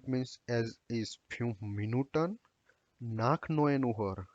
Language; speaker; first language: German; non-native, learner; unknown